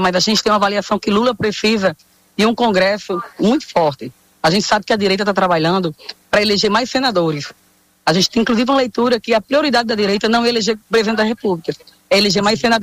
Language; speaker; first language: Portuguese; native; Portuguese